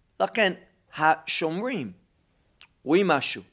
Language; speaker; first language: Hebrew; non-native, fluent; English